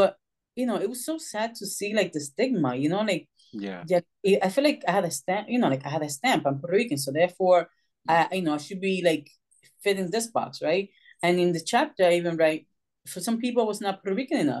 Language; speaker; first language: English; early bilingual, other home language; Spanish